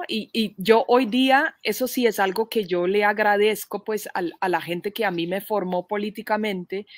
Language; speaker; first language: Spanish; non-native, fluent; Dutch